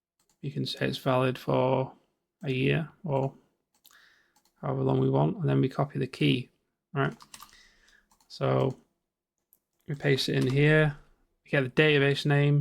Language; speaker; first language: English; native; English